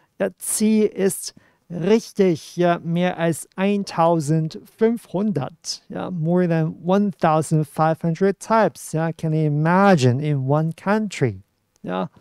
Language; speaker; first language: German; non-native, fluent; Cantonese